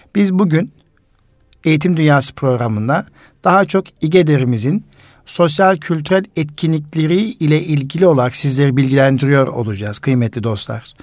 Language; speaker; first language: Turkish; native; Turkish